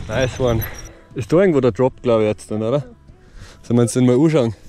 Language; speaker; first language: German; native; German